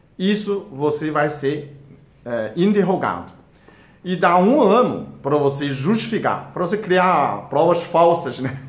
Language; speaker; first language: Portuguese; non-native, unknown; Chinese